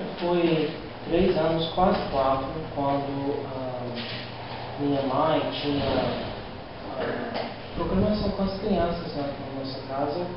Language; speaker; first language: Portuguese; non-native, learner; English